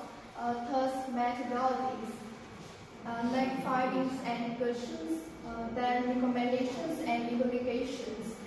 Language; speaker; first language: English; non-native, learner; Vietnamese